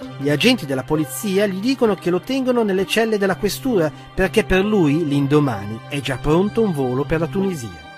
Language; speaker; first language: Italian; native; Italian